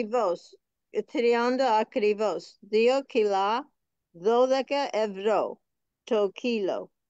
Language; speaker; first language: Greek; non-native, learner; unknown